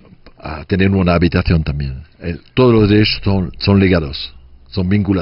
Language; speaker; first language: Spanish; non-native, fluent; French